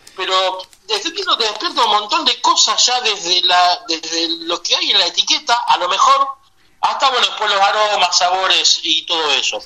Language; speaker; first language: Spanish; native; Spanish